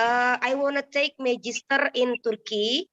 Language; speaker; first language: English; non-native, learner; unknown